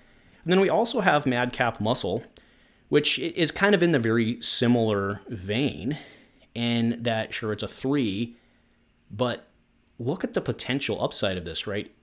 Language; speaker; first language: English; native; English